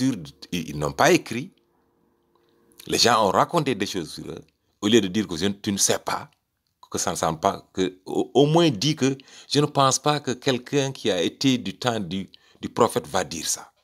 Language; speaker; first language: French; native; French